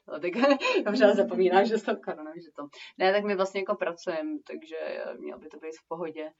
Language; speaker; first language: Czech; early bilingual, heritage; Czech